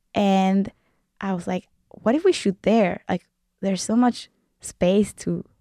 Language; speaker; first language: English; non-native, fluent; Spanish